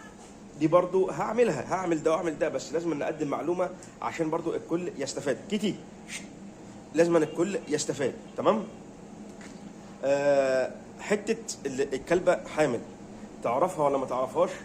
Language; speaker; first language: Arabic; native; Arabic